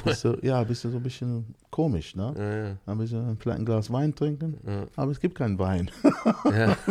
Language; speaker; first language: German; non-native, fluent; English